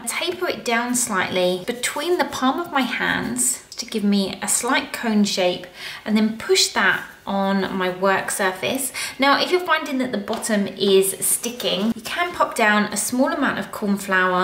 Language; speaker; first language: English; native; English